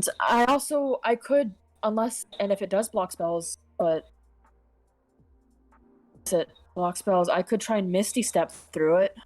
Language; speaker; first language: English; native; English